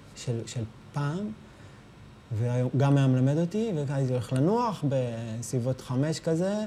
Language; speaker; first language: Hebrew; native; Hebrew